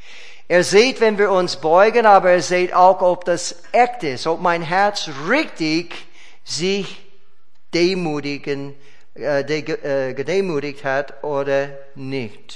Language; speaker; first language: German; non-native, fluent; English